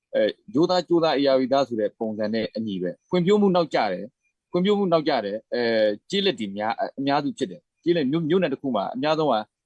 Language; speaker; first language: Burmese; native; Burmese